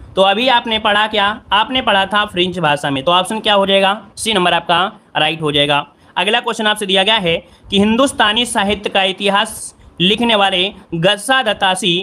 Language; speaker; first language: Hindi; native; Hindi